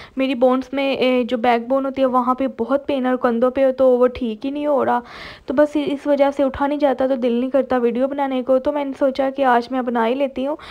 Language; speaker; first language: Urdu; native; Urdu